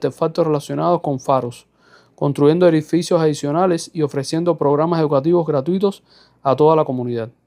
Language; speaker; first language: Spanish; native; Spanish